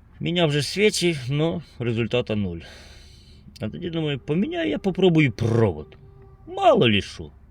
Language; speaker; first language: Ukrainian; native; Ukrainian